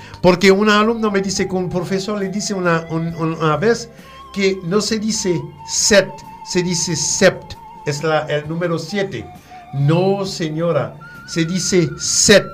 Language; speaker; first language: Spanish; non-native, fluent; French